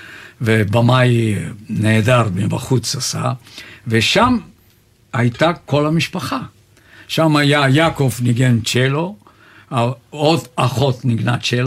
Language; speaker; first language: Hebrew; non-native, fluent; Bulgarian